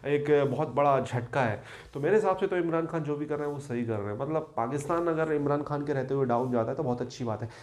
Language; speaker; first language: Hindi; native; Hindi